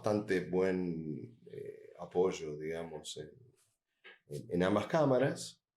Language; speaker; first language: Spanish; native; Spanish